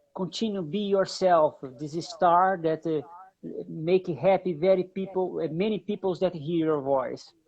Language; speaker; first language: English; non-native, learner; Portuguese